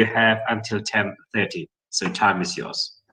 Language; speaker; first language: English; non-native, fluent; Indonesian